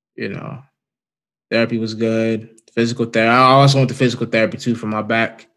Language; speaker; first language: English; native; English